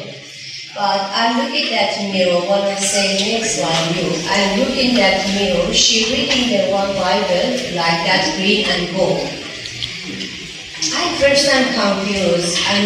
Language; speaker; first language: English; non-native, learner; Persian